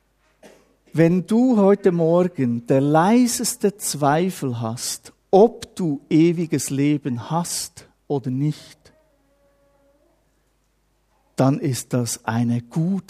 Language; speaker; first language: German; native; German